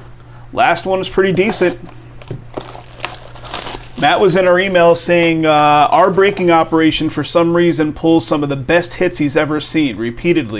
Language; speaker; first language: English; native; English